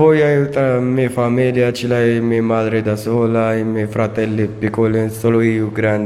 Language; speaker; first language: Italian; non-native, learner; Arabic